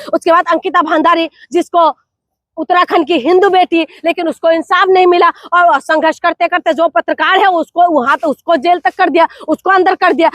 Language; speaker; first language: Hindi; non-native, local second language; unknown